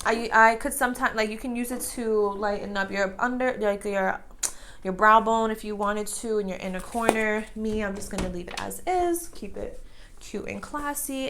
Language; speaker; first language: English; native; English